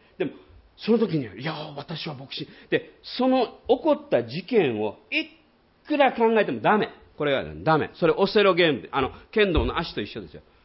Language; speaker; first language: Japanese; native; Japanese